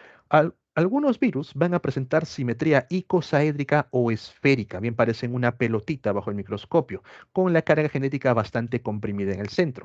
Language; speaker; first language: Spanish; native; Spanish